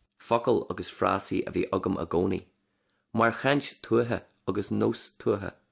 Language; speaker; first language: Irish; native; Irish